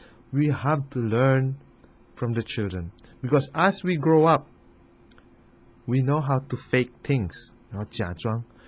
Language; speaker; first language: English; non-native, fluent; Chinese